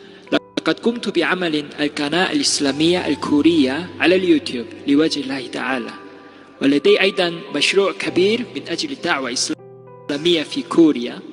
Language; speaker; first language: Arabic; non-native, fluent; Korean